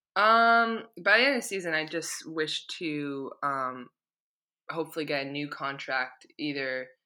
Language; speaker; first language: English; native; English